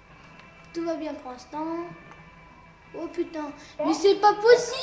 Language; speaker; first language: French; native; French